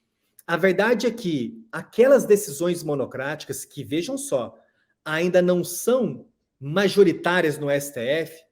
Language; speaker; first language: Portuguese; native; Portuguese